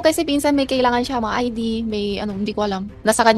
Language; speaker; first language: Filipino; non-native, learner; Chinese